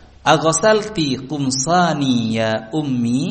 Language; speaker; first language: Arabic; non-native, fluent; Indonesian